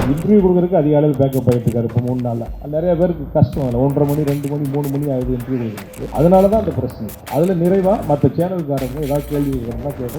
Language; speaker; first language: Tamil; native; Tamil